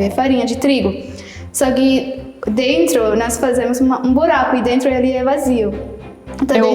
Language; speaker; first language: Portuguese; non-native, fluent; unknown